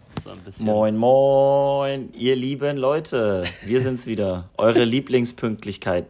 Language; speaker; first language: German; native; German